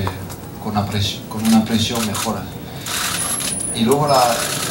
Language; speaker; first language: Spanish; non-native, fluent; French